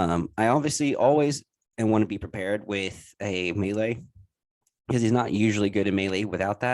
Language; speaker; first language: English; native; English